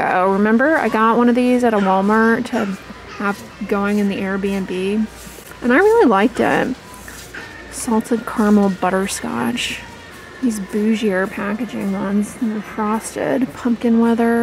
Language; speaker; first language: English; native; English